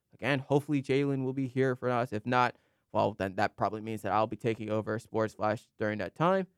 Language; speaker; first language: English; native; English